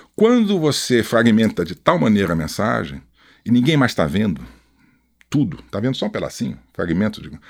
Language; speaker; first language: Portuguese; native; Portuguese